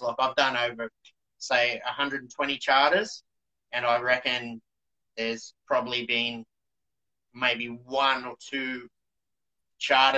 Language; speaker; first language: English; native; English